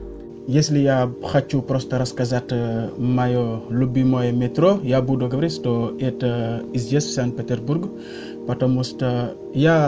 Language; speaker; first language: Russian; non-native, learner; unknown